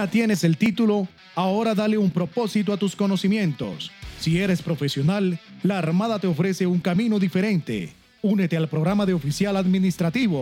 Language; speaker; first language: Spanish; native; Spanish